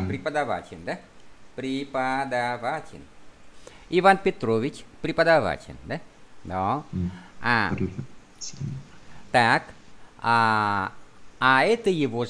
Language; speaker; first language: Russian; non-native, fluent; Vietnamese